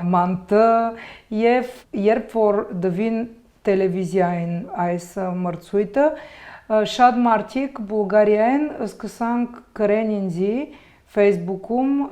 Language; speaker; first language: Armenian; early bilingual, heritage; Armenian